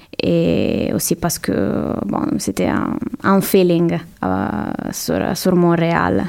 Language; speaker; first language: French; non-native, learner; Italian